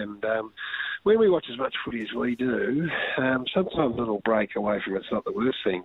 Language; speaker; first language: English; native; English